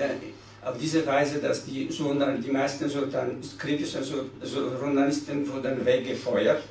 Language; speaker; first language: German; non-native, fluent; Polish